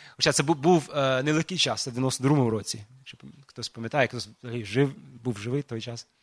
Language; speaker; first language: Ukrainian; non-native, fluent; English